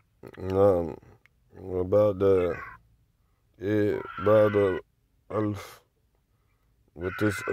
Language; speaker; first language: Arabic; non-native, fluent; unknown